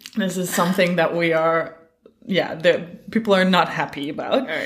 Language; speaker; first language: English; non-native, fluent; Dutch